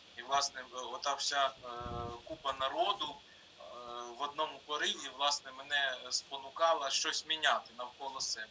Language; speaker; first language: Ukrainian; native; Ukrainian